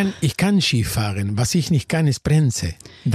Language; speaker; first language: German; non-native, fluent; Spanish